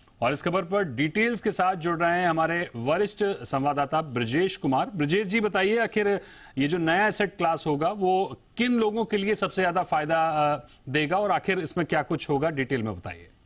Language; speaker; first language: Hindi; native; Hindi